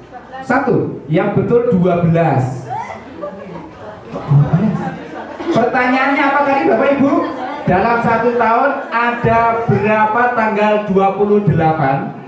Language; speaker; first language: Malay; non-native, local second language; Javanese